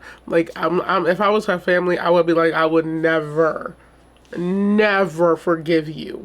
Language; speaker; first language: English; native; English